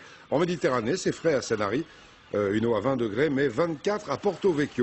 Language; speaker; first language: French; native; French